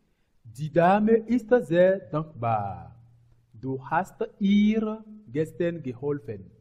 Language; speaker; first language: German; non-native, fluent; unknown